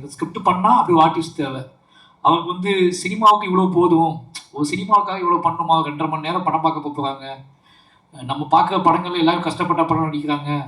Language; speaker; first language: Tamil; native; Tamil